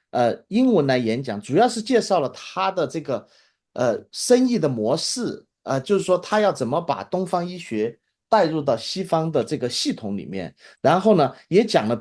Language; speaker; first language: Chinese; native; Chinese